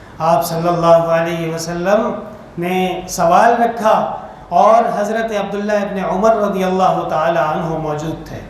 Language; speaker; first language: Urdu; non-native, local second language; Pashto